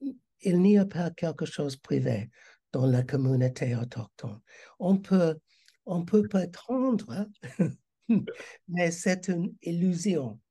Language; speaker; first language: French; non-native, learner; English